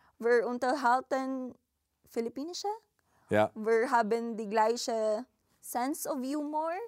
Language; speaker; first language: German; non-native, learner; Filipino